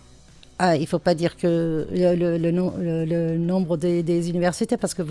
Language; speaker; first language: French; non-native, fluent; Turkish